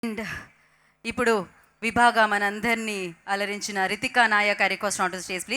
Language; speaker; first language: Telugu; native; Telugu